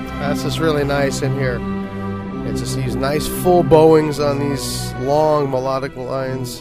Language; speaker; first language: English; native; English